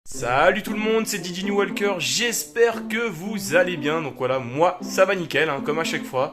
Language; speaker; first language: French; native; French